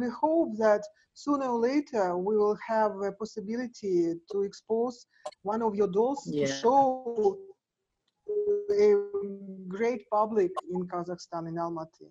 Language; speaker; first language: English; non-native, learner; Russian